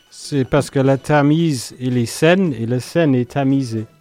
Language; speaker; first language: French; non-native, fluent; English